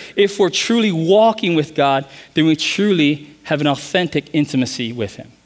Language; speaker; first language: English; native; English